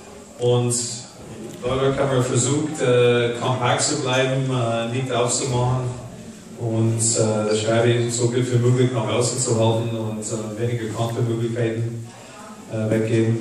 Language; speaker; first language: German; non-native, fluent; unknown